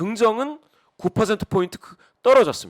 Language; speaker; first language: Korean; native; Korean